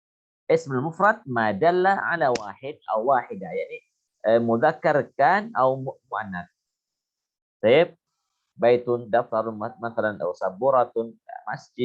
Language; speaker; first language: Arabic; non-native, fluent; Indonesian